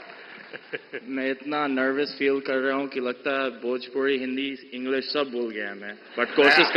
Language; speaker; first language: Hindi; early bilingual, other home language; English